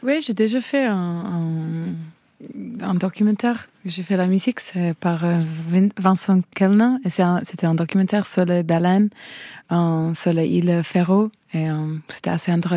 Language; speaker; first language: French; non-native, fluent; English